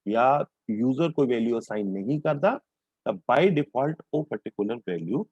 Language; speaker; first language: Hindi; non-native, local second language; Punjabi